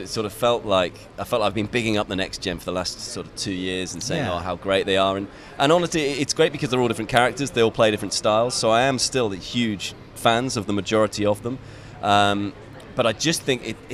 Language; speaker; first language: English; native; English